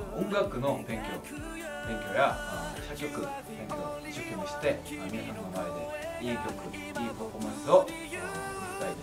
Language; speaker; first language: Japanese; non-native, learner; Korean